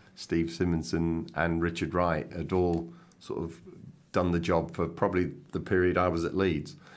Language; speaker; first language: English; native; English